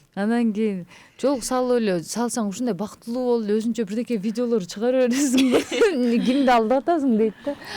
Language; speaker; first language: Kyrgyz; native; Kyrgyz